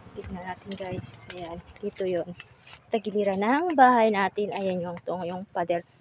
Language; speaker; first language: Filipino; non-native, local second language; Hiligaynon